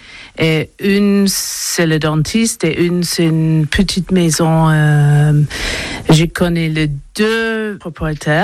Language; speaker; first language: French; non-native, learner; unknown